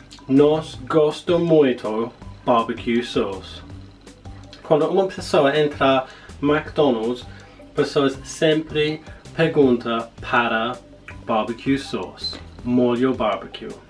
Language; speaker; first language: Portuguese; non-native, learner; English